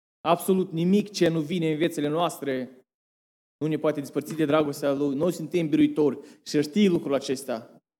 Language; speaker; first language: Romanian; early bilingual, heritage; Romanian